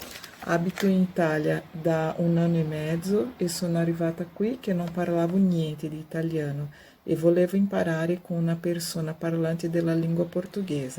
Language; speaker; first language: Italian; non-native, learner; Portuguese